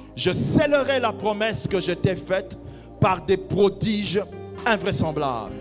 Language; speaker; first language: French; non-native, local second language; Lingala